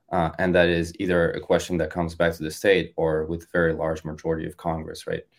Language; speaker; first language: English; non-native, fluent; French